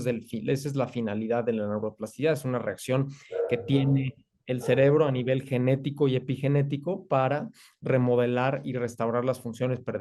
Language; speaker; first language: Spanish; native; Spanish